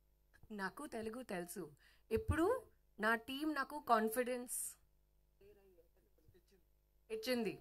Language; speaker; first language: Telugu; non-native, learner; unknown